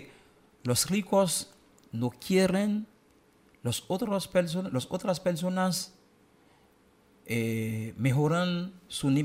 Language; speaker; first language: Spanish; non-native, learner; Haitian Creole